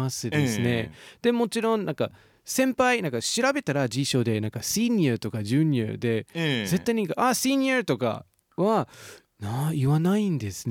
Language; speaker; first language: Japanese; non-native, fluent; English